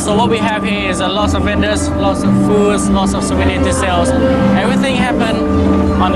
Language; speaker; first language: English; non-native, fluent; Thai